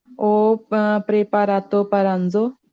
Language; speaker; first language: Italian; non-native, learner; Punjabi